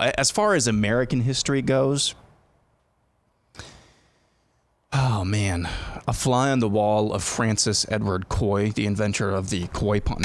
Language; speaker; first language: English; native; English